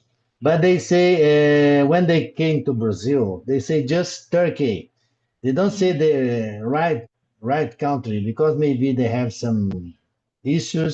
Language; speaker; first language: English; non-native, learner; Portuguese